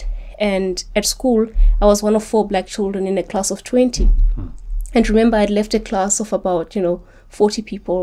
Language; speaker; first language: English; non-native, local second language; Shona